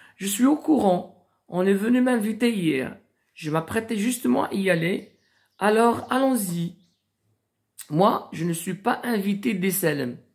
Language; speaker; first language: French; non-native, local second language; Arabic